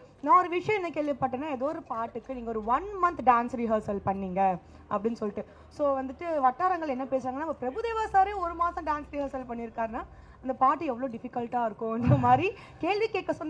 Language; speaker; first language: Tamil; native; Tamil